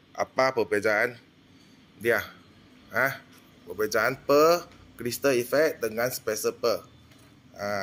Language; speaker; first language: Malay; non-native, local second language; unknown